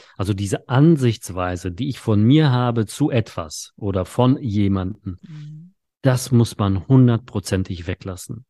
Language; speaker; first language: German; early bilingual, other home language; Polish